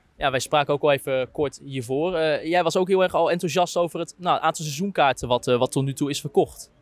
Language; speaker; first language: Dutch; native; Dutch